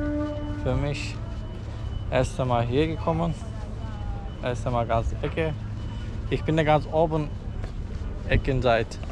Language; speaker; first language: German; non-native, learner; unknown